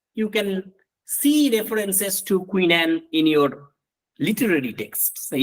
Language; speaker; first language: English; non-native, local second language; Bangla